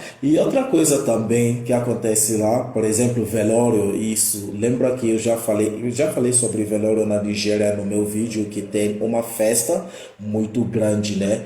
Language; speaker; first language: Portuguese; non-native, fluent; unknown